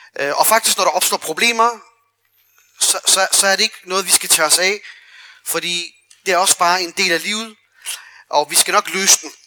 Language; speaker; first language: Danish; early bilingual, other home language; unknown